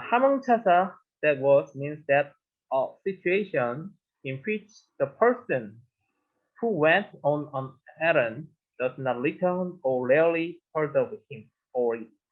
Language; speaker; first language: English; non-native, learner; Korean